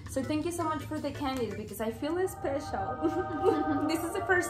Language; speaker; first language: English; non-native, fluent; Spanish